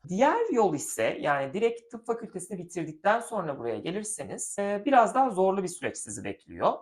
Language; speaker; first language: Turkish; native; Turkish